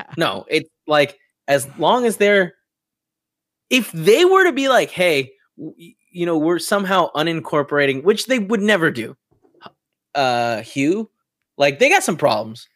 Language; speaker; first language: English; native; English